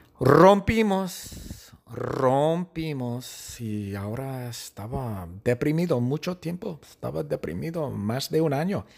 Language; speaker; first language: Spanish; non-native, fluent; English